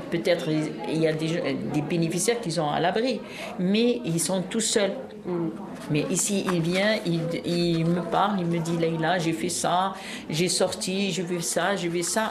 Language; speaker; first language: French; non-native, local second language; Arabic